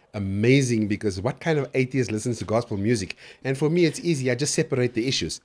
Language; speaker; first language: English; native; English